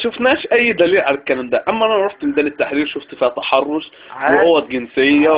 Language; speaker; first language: Arabic; native; Arabic